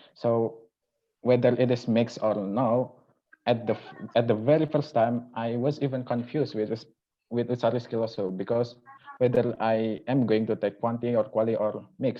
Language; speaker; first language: English; non-native, local second language; Indonesian